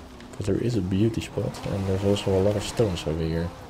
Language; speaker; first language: English; non-native, fluent; Dutch